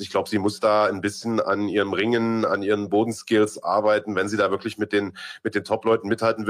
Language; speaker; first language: German; native; German